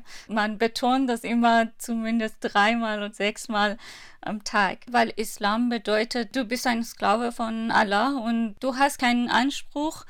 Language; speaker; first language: German; non-native, fluent; Persian